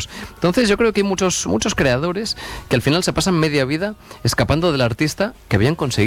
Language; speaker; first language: Spanish; native; Spanish